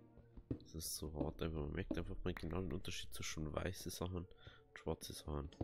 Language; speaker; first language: German; native; German